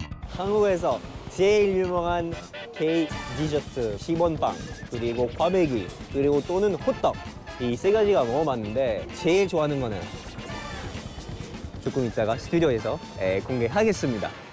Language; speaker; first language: Korean; non-native, fluent; French